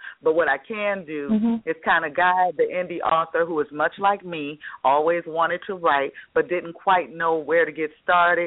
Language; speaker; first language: English; native; English